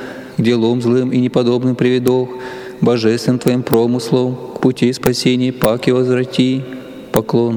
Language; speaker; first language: Russian; native; Russian